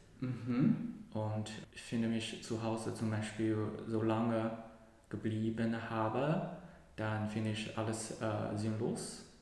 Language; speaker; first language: German; non-native, learner; Cantonese